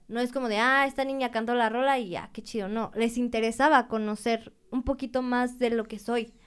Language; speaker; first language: Spanish; native; Spanish